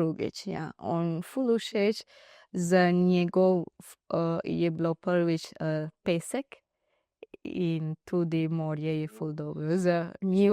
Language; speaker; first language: Slovenian; non-native, learner; Divehi